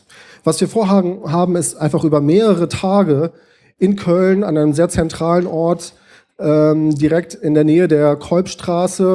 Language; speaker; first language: German; native; German